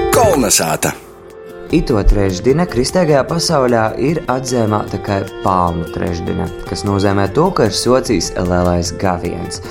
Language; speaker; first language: Latvian; native; Latvian